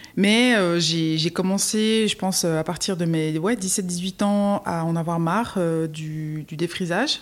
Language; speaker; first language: French; native; French